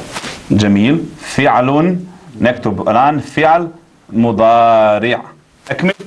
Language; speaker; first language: Arabic; non-native, fluent; Bosnian